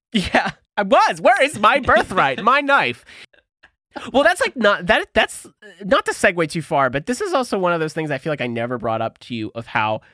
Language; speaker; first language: English; early bilingual, other home language; Italian